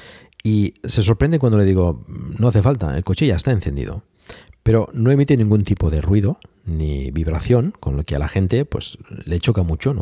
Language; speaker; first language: Spanish; native; Spanish